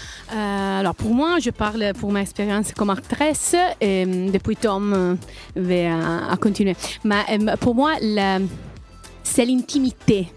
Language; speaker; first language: French; non-native, learner; Italian